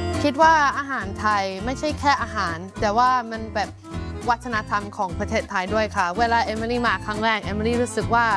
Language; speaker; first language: Thai; non-native, fluent; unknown